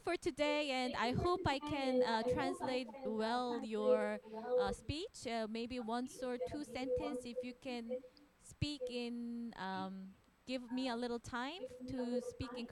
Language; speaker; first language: English; non-native, fluent; Korean